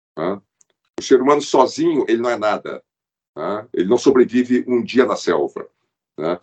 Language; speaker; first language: Portuguese; early bilingual, other home language; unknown